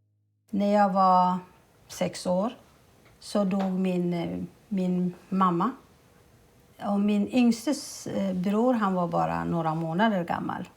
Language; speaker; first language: Swedish; early bilingual, other home language; Amharic